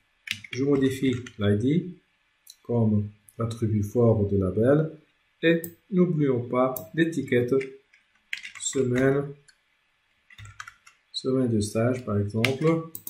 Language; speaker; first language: French; non-native, local second language; Arabic